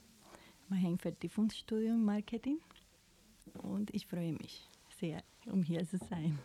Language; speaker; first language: German; non-native, fluent; Spanish